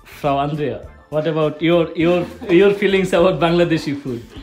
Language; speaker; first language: English; non-native, local second language; Bangla